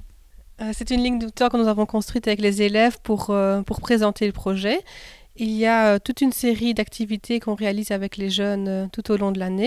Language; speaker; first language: French; native; French